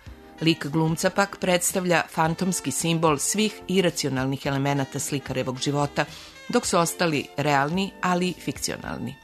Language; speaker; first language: Serbian; native; Serbian